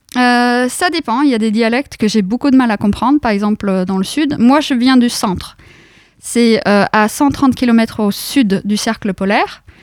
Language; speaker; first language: French; non-native, fluent; Norwegian